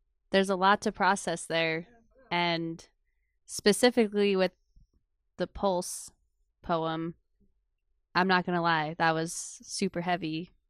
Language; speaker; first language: English; native; English